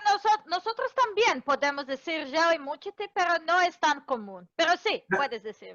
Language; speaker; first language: Spanish; non-native, fluent; Serbian